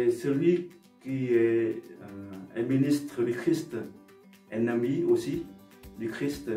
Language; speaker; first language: French; non-native, fluent; Vietnamese